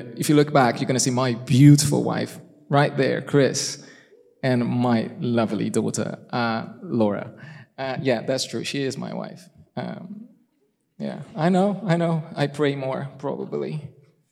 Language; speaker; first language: English; non-native, fluent; Portuguese